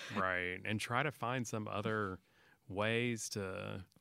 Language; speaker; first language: English; native; English